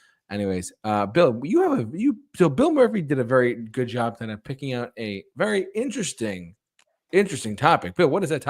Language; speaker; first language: English; native; English